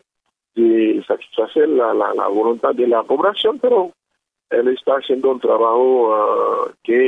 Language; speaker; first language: Spanish; non-native, learner; Haitian Creole